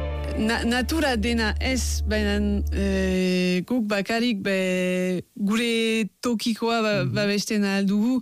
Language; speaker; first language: Basque; non-native, local second language; French